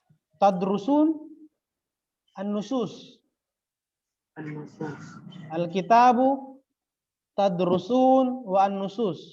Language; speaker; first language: Arabic; non-native, fluent; Indonesian